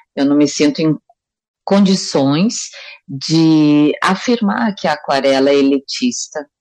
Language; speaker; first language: Portuguese; native; Portuguese